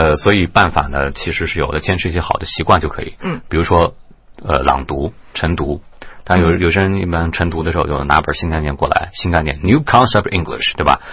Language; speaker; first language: Chinese; native; Chinese